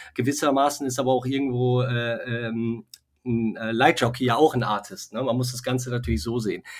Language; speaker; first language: German; native; German